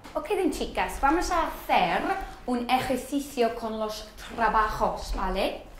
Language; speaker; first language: Spanish; non-native, fluent; English